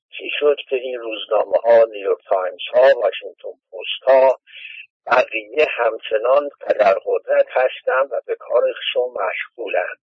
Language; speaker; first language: Persian; native; Persian